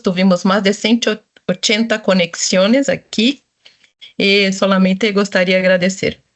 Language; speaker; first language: Spanish; non-native, local second language; Portuguese